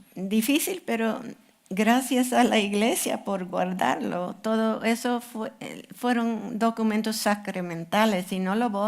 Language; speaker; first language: Spanish; non-native, fluent; English